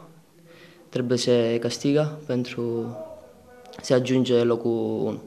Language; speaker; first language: Romanian; non-native, learner; Italian